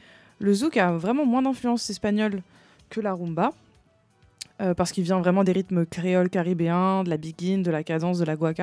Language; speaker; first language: French; early bilingual, heritage; French